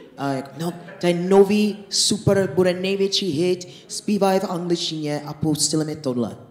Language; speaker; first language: Czech; non-native, fluent; English